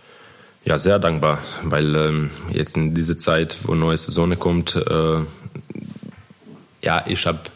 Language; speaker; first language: German; non-native, fluent; Croatian